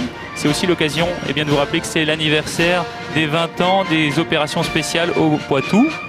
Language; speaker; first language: French; native; French